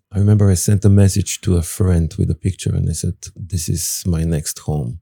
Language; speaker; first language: English; non-native, fluent; Bulgarian